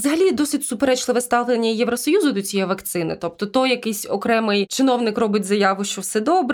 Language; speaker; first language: Ukrainian; native; Ukrainian